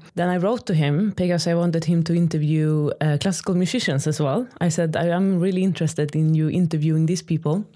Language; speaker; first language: English; non-native, fluent; Swedish